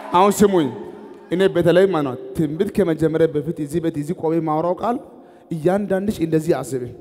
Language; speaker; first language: Amharic; non-native, local second language; Wolaytta